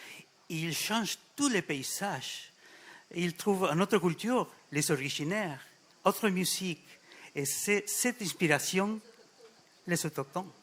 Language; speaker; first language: French; non-native, fluent; Spanish